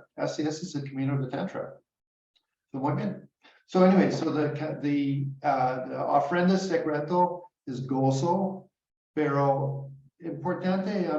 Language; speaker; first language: Spanish; non-native, learner; English